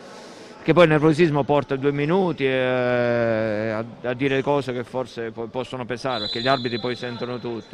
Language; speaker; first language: Italian; native; Italian